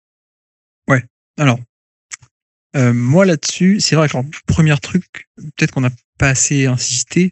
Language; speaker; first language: French; native; French